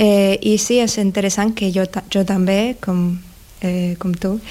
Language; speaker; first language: Catalan; non-native, learner; Russian